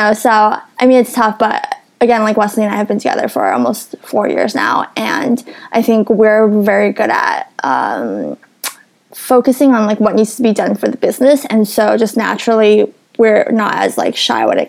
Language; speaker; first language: English; native; English